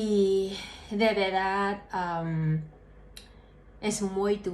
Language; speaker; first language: Spanish; non-native, learner; Cantonese